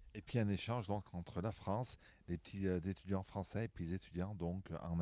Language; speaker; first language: French; native; French